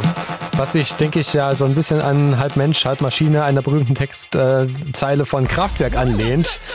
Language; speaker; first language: German; native; German